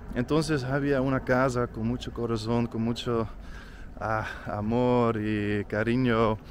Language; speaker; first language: Spanish; non-native, fluent; Dutch